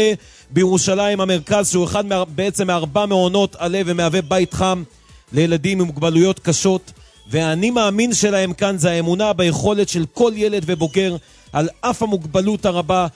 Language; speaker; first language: Hebrew; native; Hebrew